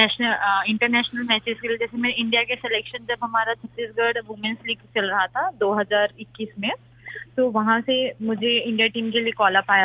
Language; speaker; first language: Hindi; native; Hindi